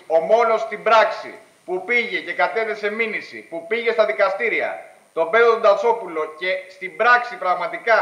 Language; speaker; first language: Greek; native; Greek